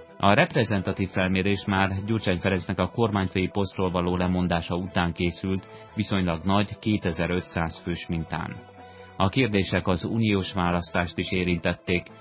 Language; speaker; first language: Hungarian; native; Hungarian